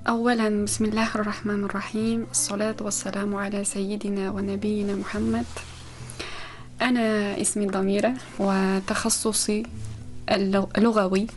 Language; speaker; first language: Arabic; non-native, fluent; Uzbek